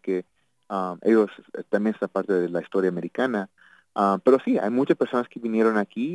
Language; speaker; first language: Spanish; early bilingual, heritage; Spanish